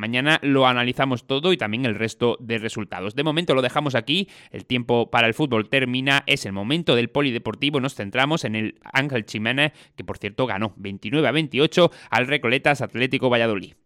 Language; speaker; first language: Spanish; native; Spanish